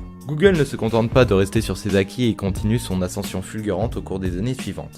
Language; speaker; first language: French; native; French